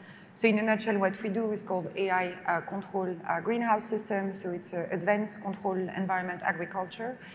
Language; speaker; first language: English; non-native, fluent; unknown